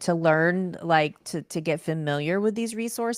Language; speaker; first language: English; native; English